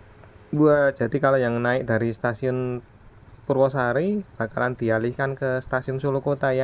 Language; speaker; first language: Indonesian; native; Indonesian